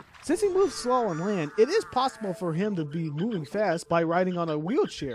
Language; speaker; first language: English; non-native, fluent; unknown